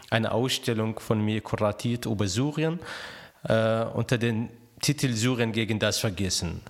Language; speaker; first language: German; non-native, fluent; Arabic